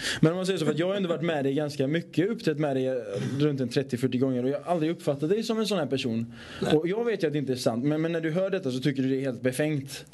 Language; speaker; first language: Swedish; early bilingual, other home language; Persian